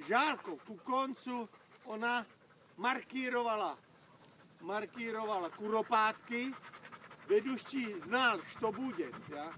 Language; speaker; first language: Russian; non-native, learner; Czech